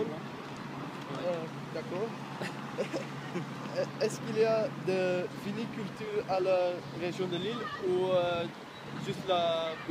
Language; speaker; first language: French; non-native, learner; Dutch